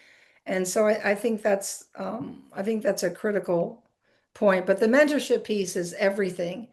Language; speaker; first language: English; native; English